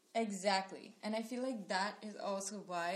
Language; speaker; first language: English; non-native, local second language; Sinhala